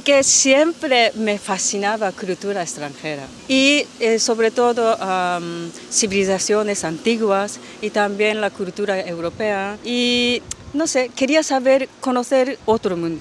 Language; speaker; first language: Spanish; non-native, fluent; Japanese